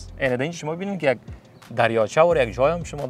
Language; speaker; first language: Persian; native; Persian